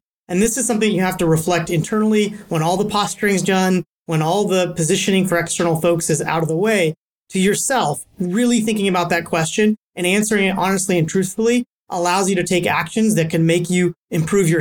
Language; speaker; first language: English; native; English